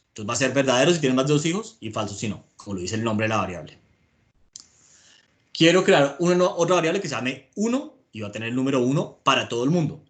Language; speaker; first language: Spanish; native; Spanish